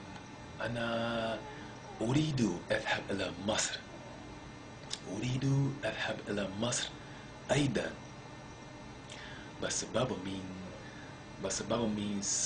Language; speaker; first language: Arabic; non-native, learner; English